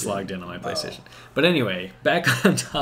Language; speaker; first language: English; native; English